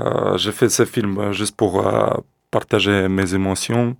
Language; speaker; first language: French; non-native, learner; Russian